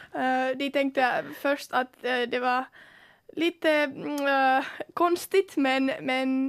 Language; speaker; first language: Swedish; non-native, local second language; Finnish